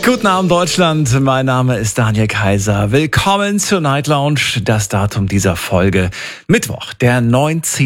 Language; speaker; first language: German; native; German